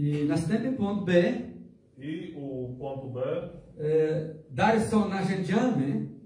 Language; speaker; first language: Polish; non-native, learner; Portuguese